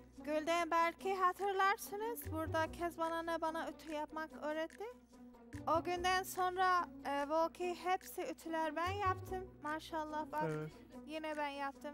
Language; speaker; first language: Turkish; non-native, learner; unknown